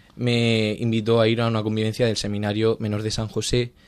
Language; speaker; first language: Spanish; native; Spanish